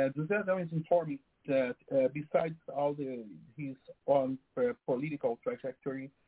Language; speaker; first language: English; non-native, fluent; Portuguese